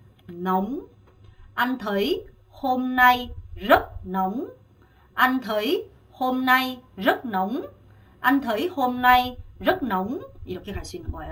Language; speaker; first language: Vietnamese; non-native, fluent; Korean